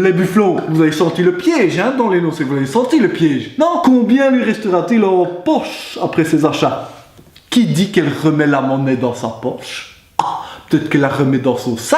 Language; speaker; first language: French; native; French